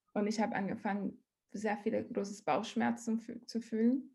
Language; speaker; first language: German; non-native, learner; Portuguese